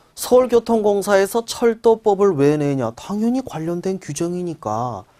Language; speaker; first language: Korean; native; Korean